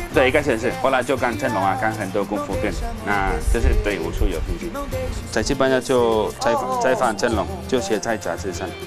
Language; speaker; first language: Chinese; non-native, fluent; Spanish